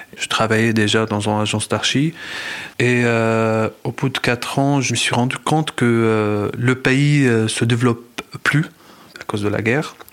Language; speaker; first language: French; non-native, fluent; Arabic